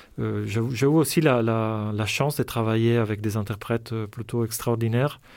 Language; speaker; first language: French; non-native, fluent; Italian